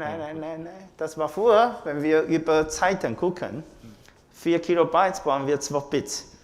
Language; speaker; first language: German; non-native, learner; Chinese